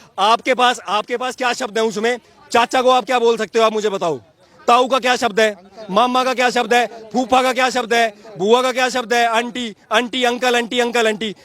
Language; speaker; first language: Hindi; native; Hindi